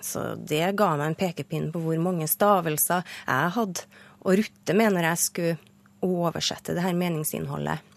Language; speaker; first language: Norwegian; native; Norwegian